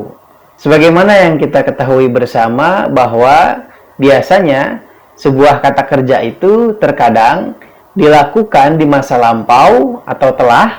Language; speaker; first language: Indonesian; native; Indonesian